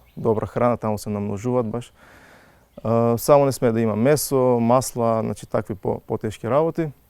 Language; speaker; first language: Macedonian; native; Macedonian